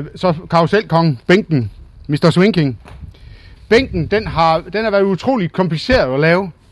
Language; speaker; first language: Danish; native; Danish